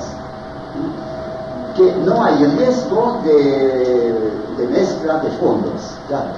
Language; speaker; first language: Spanish; non-native, fluent; French